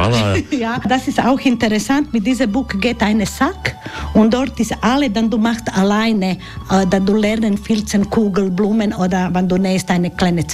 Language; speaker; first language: German; non-native, learner; Croatian